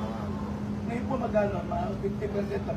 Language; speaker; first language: Filipino; native; Filipino